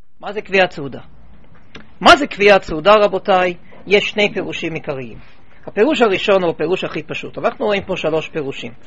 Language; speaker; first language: Hebrew; non-native, fluent; English